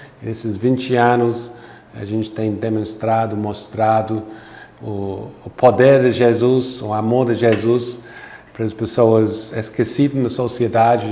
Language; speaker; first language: Portuguese; non-native, fluent; English